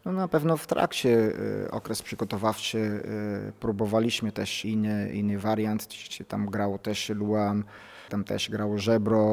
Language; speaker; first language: Polish; non-native, fluent; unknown